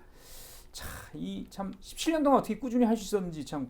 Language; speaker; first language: Korean; native; Korean